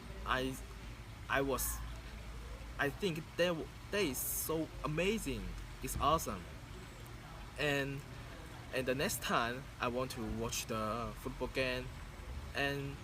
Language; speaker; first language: English; non-native, learner; Chinese